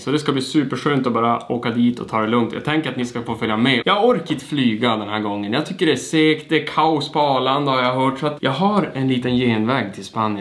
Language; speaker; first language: Swedish; native; Swedish